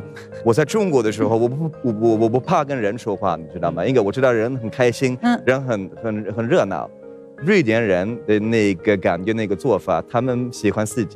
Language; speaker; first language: Chinese; non-native, fluent; Swedish